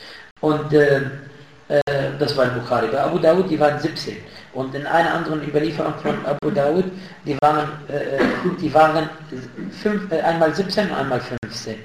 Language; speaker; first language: German; non-native, fluent; Arabic